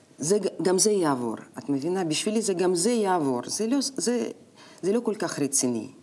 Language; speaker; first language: Hebrew; non-native, fluent; Russian